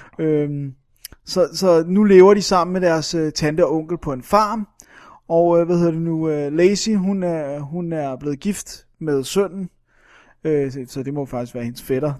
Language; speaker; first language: Danish; native; Danish